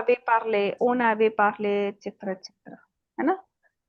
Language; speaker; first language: French; non-native, fluent; Hindi